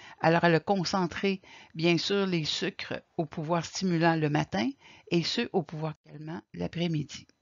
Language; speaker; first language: French; native; French